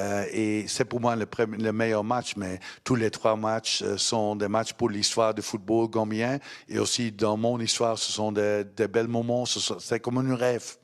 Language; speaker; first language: French; non-native, learner; Dutch